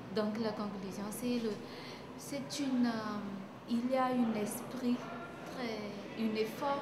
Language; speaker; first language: French; non-native, local second language; Malagasy